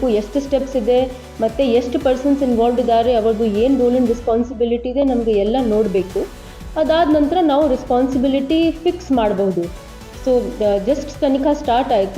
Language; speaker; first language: Kannada; non-native, fluent; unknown